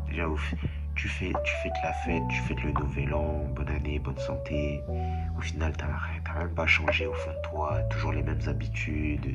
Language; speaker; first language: French; native; French